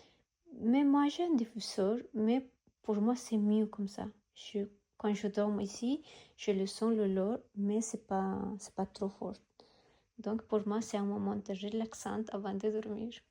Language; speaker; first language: French; non-native, learner; Spanish